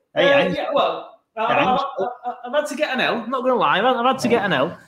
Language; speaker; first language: English; native; English